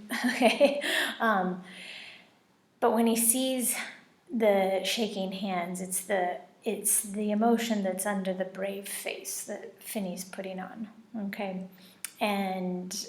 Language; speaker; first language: English; native; English